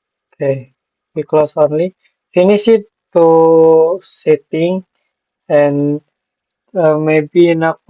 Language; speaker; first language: English; non-native, learner; Indonesian